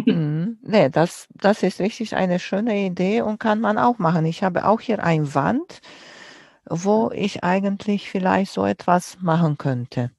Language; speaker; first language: German; non-native, fluent; Romanian